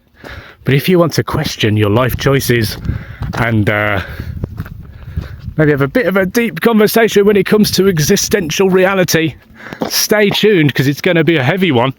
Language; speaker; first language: English; native; English